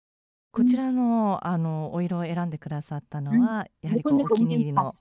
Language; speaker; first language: Japanese; native; Japanese